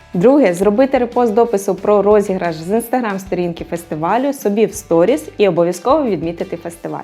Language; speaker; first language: Ukrainian; native; Ukrainian